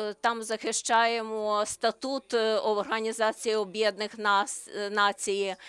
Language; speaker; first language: Ukrainian; non-native, learner; Slovenian